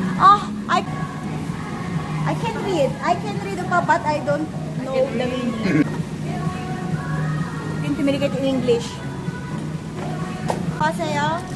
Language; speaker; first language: English; non-native, local second language; Filipino